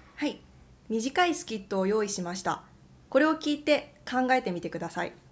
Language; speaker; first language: Japanese; native; Japanese